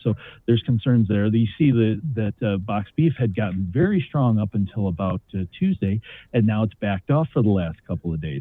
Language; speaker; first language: English; native; English